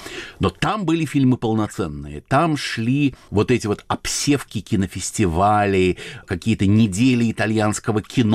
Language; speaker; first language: Russian; native; Russian